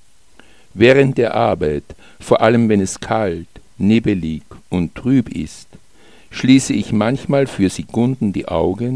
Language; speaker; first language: German; native; German